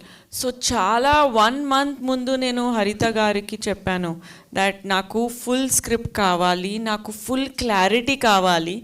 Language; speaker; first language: Telugu; non-native, fluent; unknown